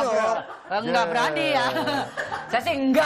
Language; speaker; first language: Indonesian; native; Indonesian